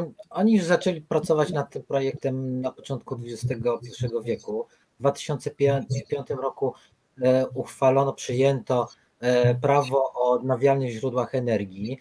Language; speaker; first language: Polish; native; Polish